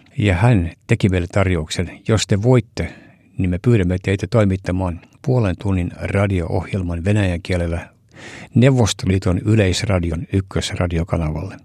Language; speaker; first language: Finnish; early bilingual, heritage; Finnish